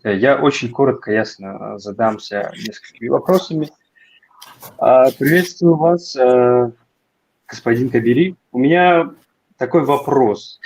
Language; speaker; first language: Russian; non-native, local second language; Tajik